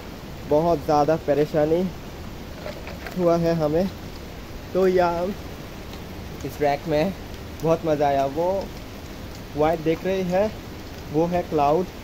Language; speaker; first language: Hindi; non-native, learner; Bangla